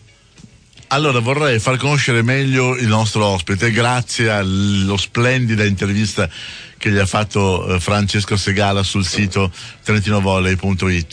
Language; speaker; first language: Italian; native; Italian